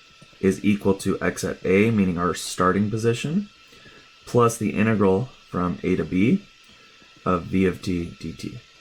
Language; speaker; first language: English; native; English